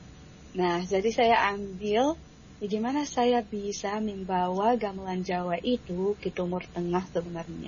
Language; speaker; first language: Indonesian; non-native, fluent; Arabic